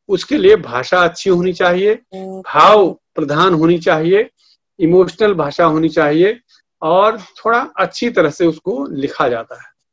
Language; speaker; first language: Hindi; native; Hindi